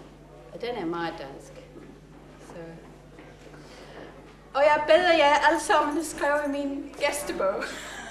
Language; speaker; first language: Danish; non-native, fluent; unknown